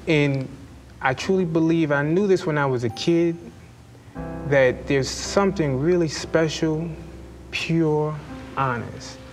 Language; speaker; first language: English; native; English